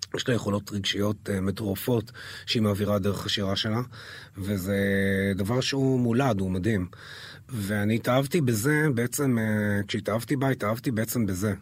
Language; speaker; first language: Hebrew; native; Hebrew